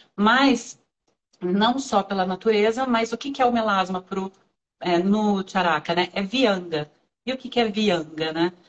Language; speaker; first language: Portuguese; native; Portuguese